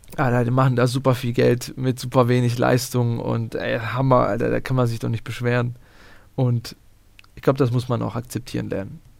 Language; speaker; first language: German; early bilingual, other home language; Bosnian